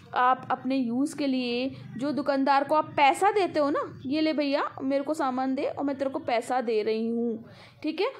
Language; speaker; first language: Hindi; non-native, local second language; Punjabi